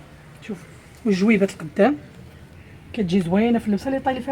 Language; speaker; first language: Arabic; native; Arabic